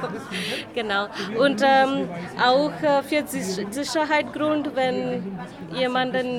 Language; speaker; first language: German; non-native, learner; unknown